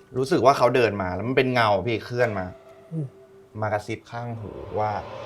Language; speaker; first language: Thai; native; Thai